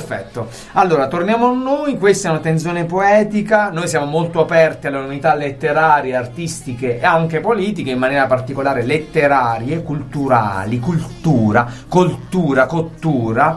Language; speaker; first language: Italian; native; Italian